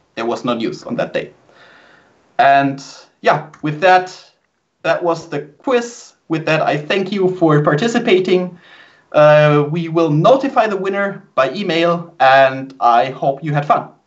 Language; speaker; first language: English; non-native, fluent; German